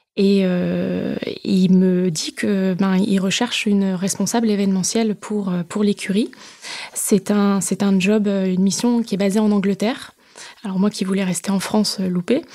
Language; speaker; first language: French; native; French